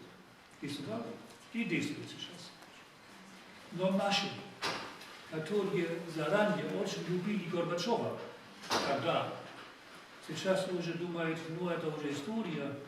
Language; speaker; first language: Russian; non-native, fluent; German